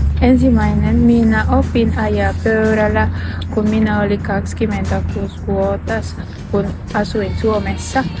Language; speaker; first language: Finnish; non-native, learner; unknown